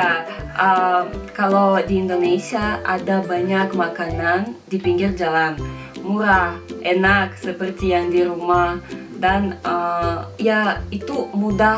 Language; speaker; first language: Indonesian; non-native, fluent; Russian